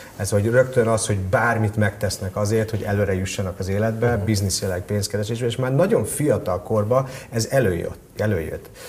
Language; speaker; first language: Hungarian; early bilingual, heritage; Hungarian